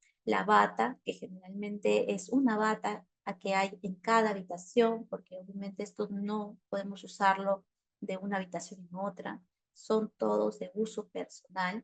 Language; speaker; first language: Spanish; native; Spanish